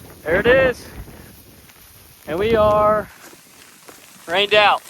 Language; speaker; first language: English; native; English